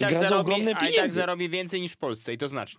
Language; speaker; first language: Polish; native; Polish